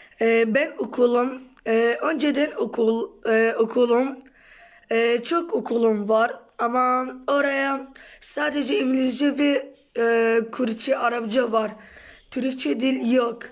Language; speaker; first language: Turkish; non-native, learner; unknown